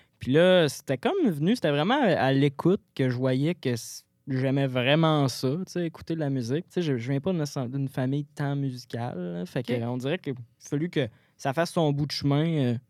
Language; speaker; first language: French; native; French